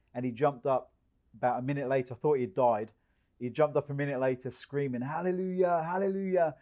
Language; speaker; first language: English; native; English